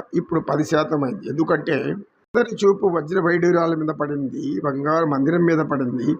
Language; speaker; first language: Telugu; native; Telugu